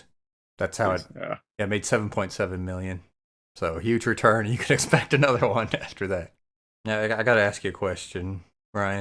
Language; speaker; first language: English; native; English